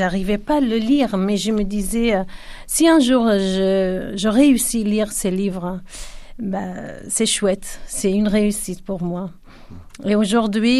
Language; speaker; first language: French; non-native, fluent; Kurdish